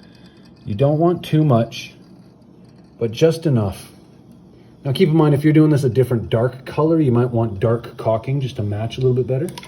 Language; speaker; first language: English; native; English